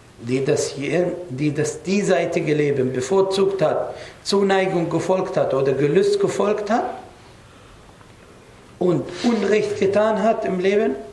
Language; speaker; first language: German; non-native, fluent; Arabic